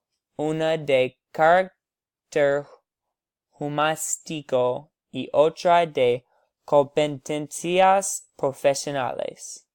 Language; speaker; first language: Spanish; non-native, learner; English